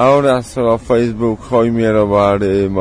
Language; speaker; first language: Spanish; non-native, learner; Polish